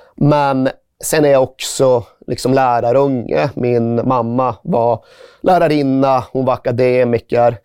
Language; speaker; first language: Swedish; native; Swedish